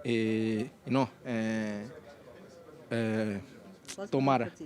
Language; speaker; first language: French; non-native, learner; Portuguese